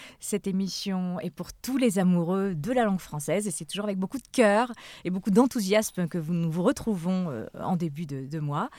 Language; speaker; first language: French; native; French